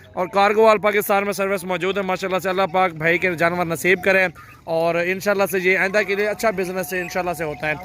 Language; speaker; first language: Urdu; non-native, local second language; Saraiki